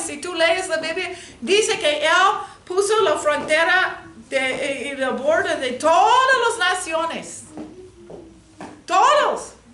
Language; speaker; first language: Spanish; non-native, learner; English